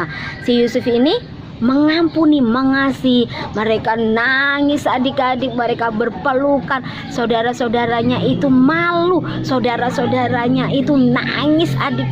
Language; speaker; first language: Indonesian; non-native, local second language; Javanese